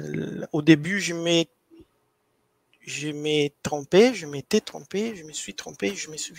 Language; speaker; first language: French; non-native, fluent; Portuguese